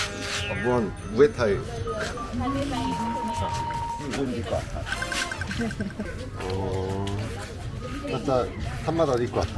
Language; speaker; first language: Thai; non-native, learner; Korean